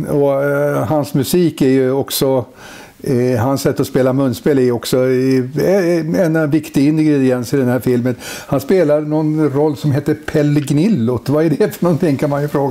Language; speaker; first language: Swedish; native; Swedish